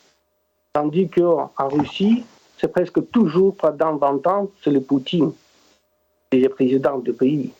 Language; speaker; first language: French; non-native, fluent; Russian